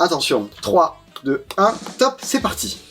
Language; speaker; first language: French; native; French